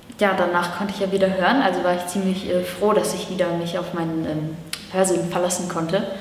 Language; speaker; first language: German; native; German